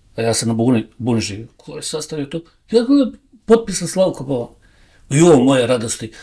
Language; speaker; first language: Bosnian; native; Bosnian